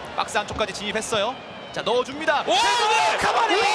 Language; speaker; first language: Korean; native; Korean